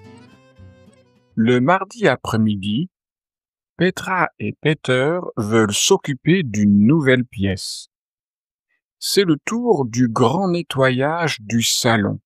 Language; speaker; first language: French; native; French